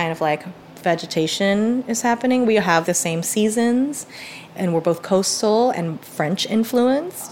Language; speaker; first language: English; native; English